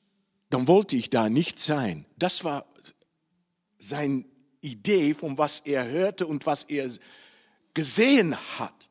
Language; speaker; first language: German; non-native, learner; Dutch